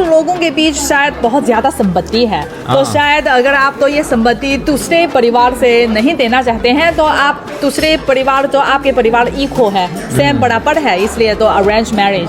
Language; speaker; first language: Hindi; non-native, learner; Chinese